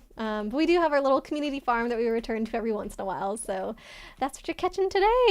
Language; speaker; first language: English; native; English